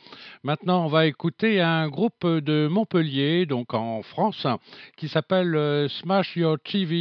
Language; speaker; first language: French; native; French